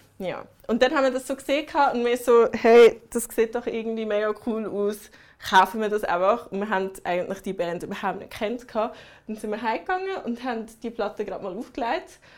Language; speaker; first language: German; early bilingual, other home language; English